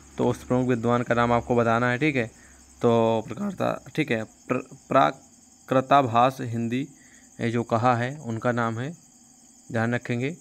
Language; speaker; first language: Hindi; native; Hindi